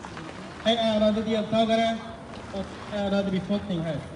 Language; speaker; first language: Swedish; non-native, fluent; Uyghur